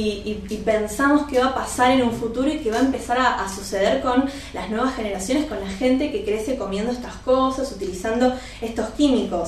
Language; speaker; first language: Spanish; native; Spanish